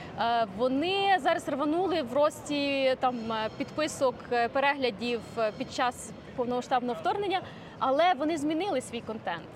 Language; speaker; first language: Ukrainian; native; Ukrainian